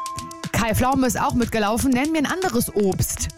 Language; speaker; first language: German; native; German